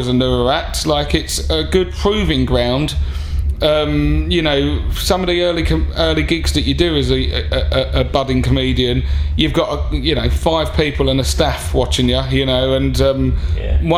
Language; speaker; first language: English; native; English